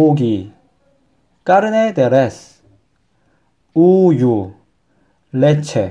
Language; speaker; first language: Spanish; non-native, fluent; Korean